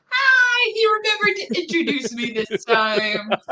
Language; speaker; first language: English; native; English